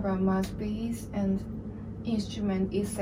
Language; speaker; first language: English; non-native, learner; Japanese